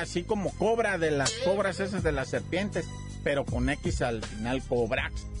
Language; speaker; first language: Spanish; native; Spanish